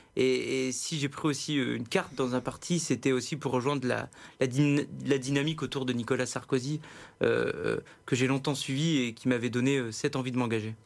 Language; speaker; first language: French; native; French